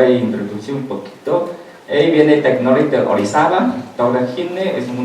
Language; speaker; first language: Spanish; non-native, learner; Chinese